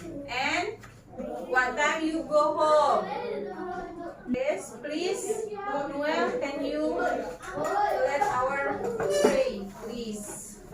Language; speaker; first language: English; non-native, learner; Indonesian